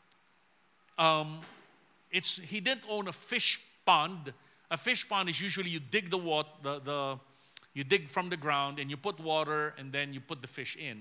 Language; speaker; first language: English; non-native, local second language; Filipino